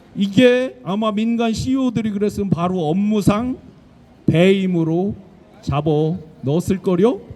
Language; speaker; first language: Korean; native; Korean